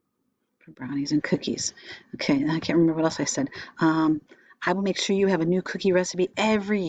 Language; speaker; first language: English; native; English